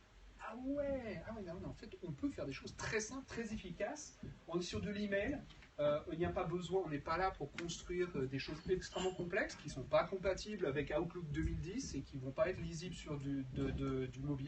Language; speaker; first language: French; native; French